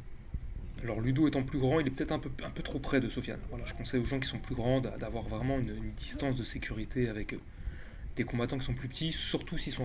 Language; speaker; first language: French; native; French